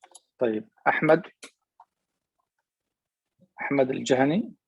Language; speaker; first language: Arabic; native; Arabic